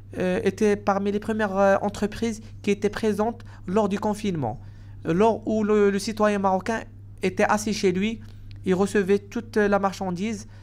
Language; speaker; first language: French; non-native, local second language; Arabic